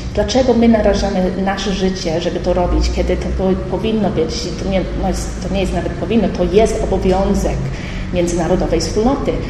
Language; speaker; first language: Polish; early bilingual, heritage; Polish